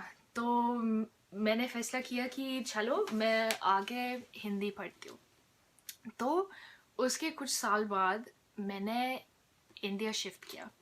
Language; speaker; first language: Hindi; non-native, fluent; English